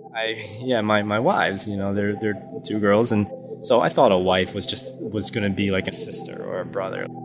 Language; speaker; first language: English; native; English